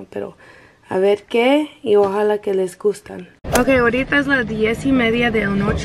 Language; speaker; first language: Spanish; non-native, learner; English